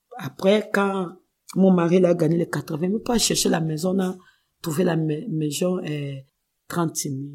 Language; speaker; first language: French; non-native, local second language; Kongo